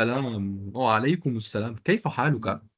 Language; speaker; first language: Arabic; non-native, fluent; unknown